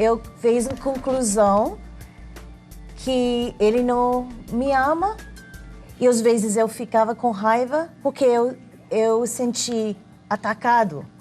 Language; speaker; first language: Portuguese; non-native, learner; English